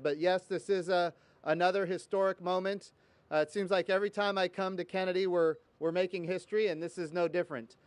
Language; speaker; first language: English; native; English